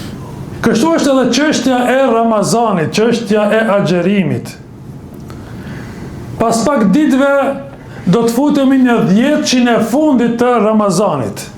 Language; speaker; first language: Albanian; native; Albanian